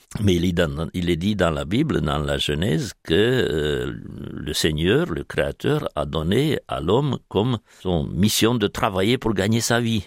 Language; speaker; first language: French; non-native, fluent; Romanian